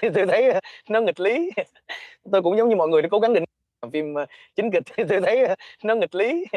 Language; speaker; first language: Vietnamese; native; Vietnamese